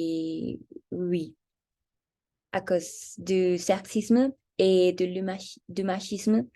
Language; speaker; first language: French; non-native, learner; Spanish